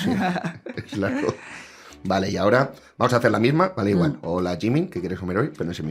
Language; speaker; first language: Spanish; native; Spanish